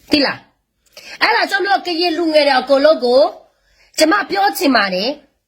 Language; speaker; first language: Burmese; non-native, local second language; S'gaw Karen